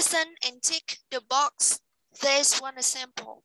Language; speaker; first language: English; non-native, fluent; Vietnamese